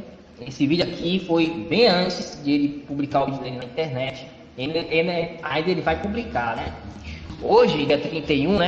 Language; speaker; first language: Portuguese; native; Portuguese